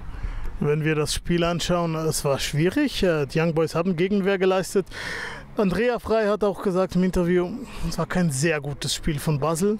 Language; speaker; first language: German; native; German